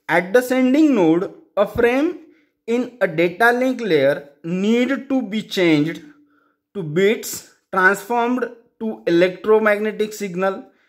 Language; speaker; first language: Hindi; non-native, local second language; Marathi